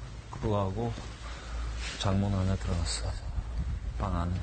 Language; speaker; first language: Korean; non-native, learner; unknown